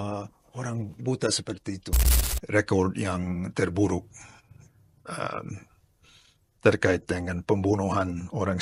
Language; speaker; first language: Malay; non-native, fluent; English